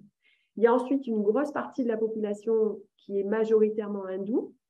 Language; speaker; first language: French; native; French